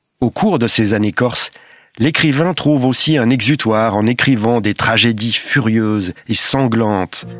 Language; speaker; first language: French; native; French